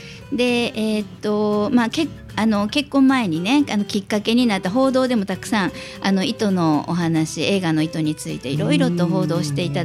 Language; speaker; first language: Japanese; native; Japanese